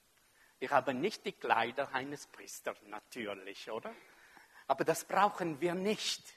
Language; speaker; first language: German; non-native, fluent; French